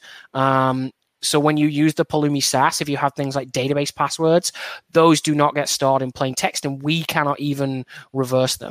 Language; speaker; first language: English; native; English